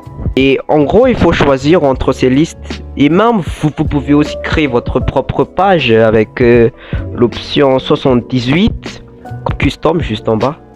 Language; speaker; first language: French; non-native, local second language; Malagasy